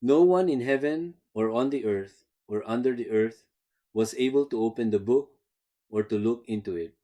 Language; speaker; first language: English; non-native, local second language; Filipino